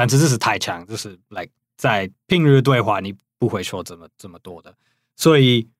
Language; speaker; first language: Chinese; non-native, fluent; English